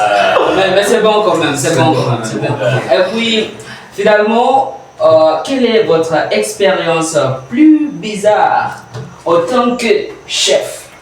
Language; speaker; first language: French; non-native, learner; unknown